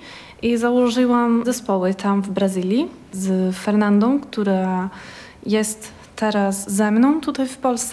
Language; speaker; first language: Polish; non-native, learner; Portuguese